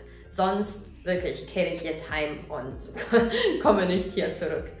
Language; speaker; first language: German; non-native, fluent; Italian